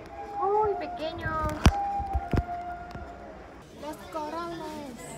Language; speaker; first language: Spanish; non-native, fluent; Korean